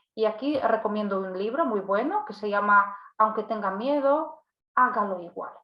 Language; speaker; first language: Spanish; non-native, fluent; Polish